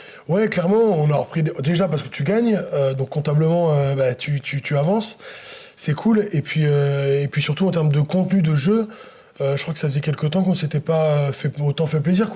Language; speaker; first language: French; native; French